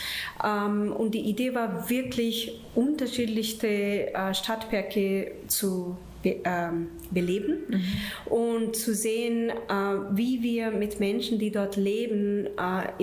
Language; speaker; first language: German; non-native, fluent; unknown